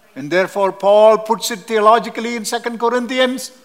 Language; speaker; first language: English; non-native, local second language; Malayalam